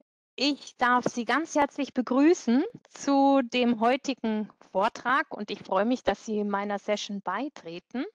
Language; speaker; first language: German; native; German